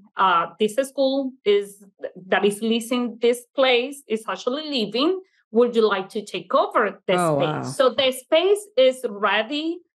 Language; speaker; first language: English; non-native, fluent; Italian